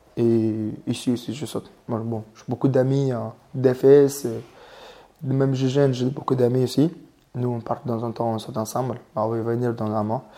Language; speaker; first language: French; non-native, learner; Mongolian